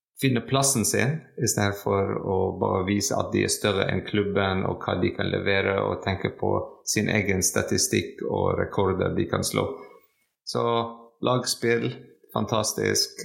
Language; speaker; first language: Norwegian; non-native, fluent; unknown